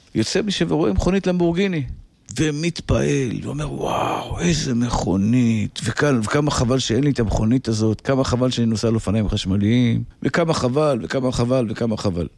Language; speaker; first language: Hebrew; native; Hebrew